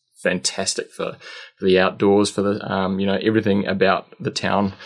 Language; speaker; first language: English; native; English